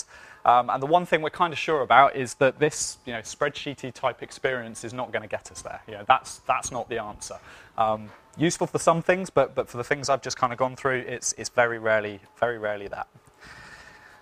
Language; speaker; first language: English; native; English